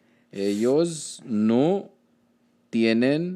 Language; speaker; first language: Spanish; non-native, learner; Hindi